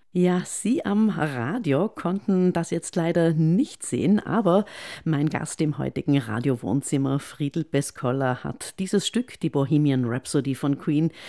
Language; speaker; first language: German; native; German